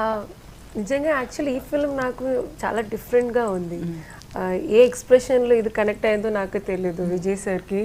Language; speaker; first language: Telugu; non-native, learner; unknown